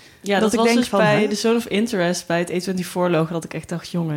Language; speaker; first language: Dutch; native; Dutch